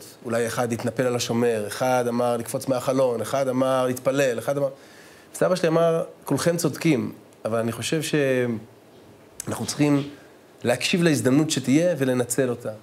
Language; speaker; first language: Hebrew; native; Hebrew